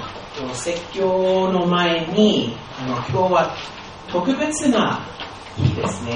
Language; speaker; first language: Japanese; non-native, fluent; English